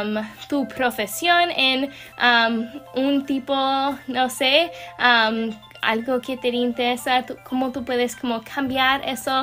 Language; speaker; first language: Spanish; non-native, learner; English